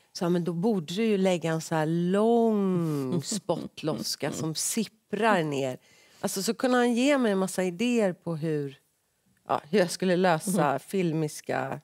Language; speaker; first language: Swedish; native; Swedish